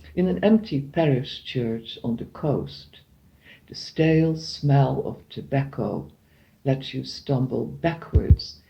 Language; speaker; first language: English; non-native, fluent; Dutch